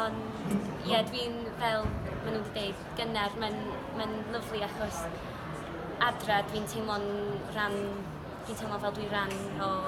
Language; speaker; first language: Welsh; non-native, local second language; English